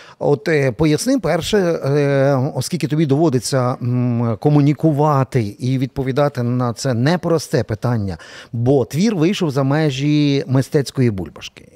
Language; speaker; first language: Ukrainian; native; Ukrainian